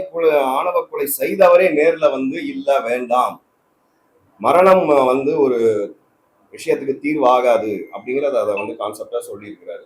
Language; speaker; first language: Tamil; native; Tamil